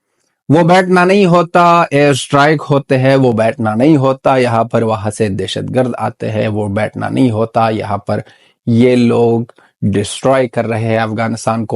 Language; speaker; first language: Hindi; non-native, fluent; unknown